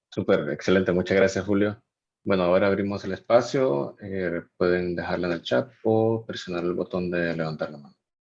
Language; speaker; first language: Spanish; native; Spanish